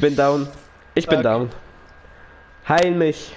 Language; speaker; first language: German; native; German